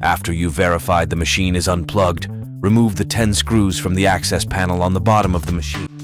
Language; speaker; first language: English; native; English